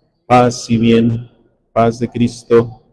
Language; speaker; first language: Spanish; native; Spanish